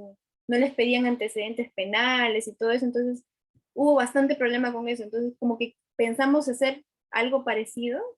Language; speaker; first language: Spanish; native; Spanish